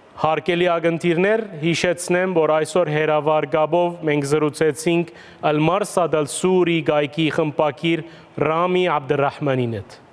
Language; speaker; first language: Armenian; early bilingual, heritage; Armenian